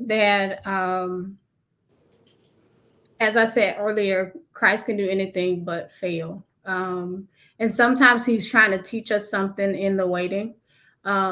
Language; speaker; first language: English; native; English